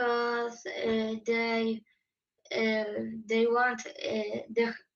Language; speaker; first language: English; non-native, fluent; Polish